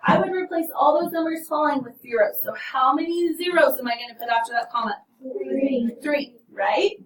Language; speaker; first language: English; native; English